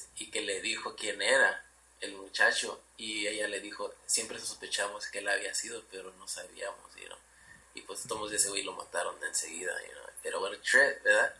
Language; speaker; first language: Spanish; early bilingual, heritage; Spanish